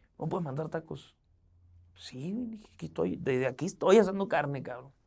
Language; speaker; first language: Spanish; native; Spanish